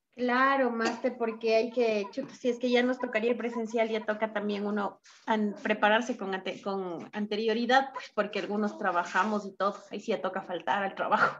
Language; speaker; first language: Spanish; native; Spanish